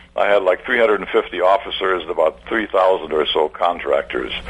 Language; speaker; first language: English; early bilingual, other home language; German